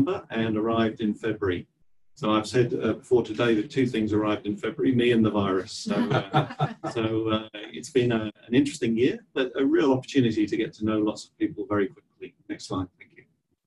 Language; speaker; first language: English; native; English